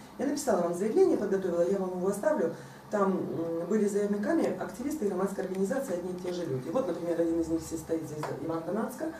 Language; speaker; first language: Russian; non-native, local second language; Ukrainian